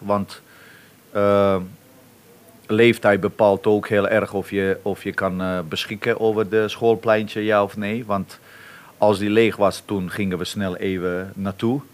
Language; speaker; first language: Dutch; non-native, fluent; Bosnian